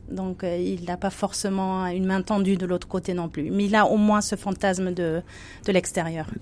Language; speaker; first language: French; non-native, fluent; German